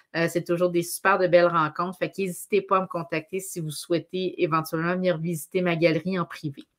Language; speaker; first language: French; native; French